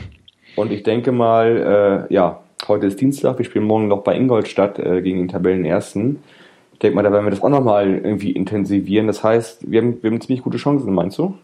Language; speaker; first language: German; native; German